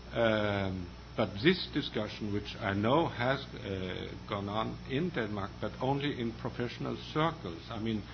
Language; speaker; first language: English; non-native, fluent; Danish